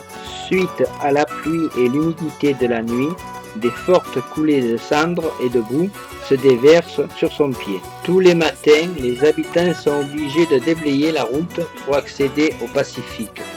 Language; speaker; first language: French; native; French